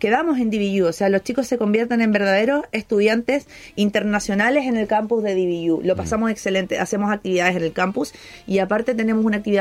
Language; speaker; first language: Spanish; native; Spanish